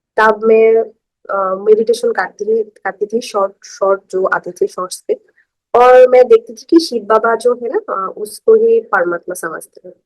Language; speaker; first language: Hindi; non-native, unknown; Bangla